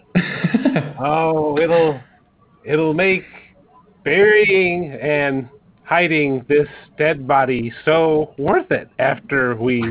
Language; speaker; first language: English; native; English